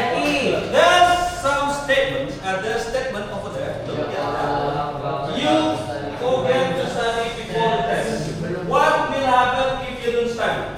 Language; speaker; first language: English; non-native, learner; Indonesian